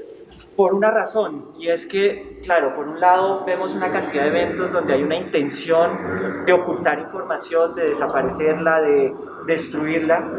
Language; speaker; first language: Spanish; native; Spanish